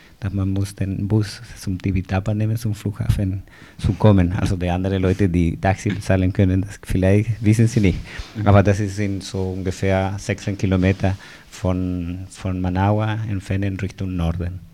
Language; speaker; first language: German; non-native, fluent; Spanish